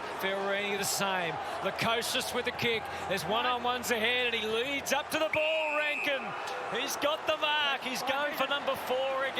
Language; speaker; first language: English; native; English